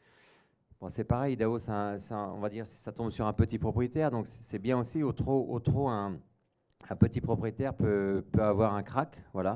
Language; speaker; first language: French; native; French